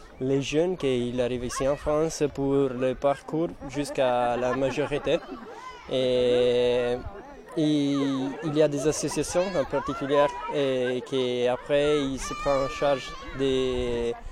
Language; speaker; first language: French; non-native, fluent; Italian